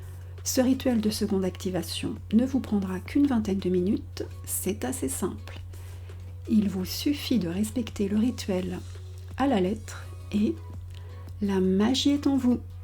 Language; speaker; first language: French; native; French